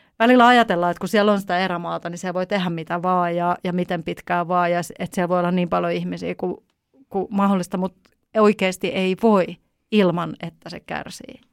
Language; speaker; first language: Finnish; native; Finnish